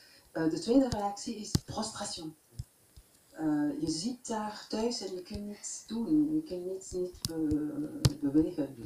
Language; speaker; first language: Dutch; non-native, local second language; French